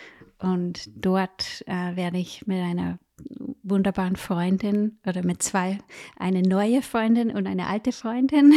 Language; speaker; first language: German; non-native, fluent; English